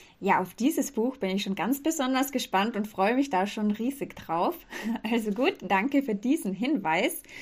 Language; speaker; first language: German; native; German